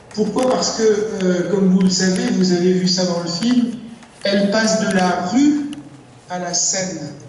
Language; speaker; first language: French; native; French